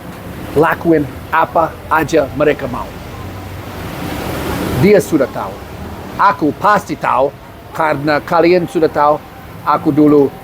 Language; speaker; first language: Indonesian; non-native, learner; English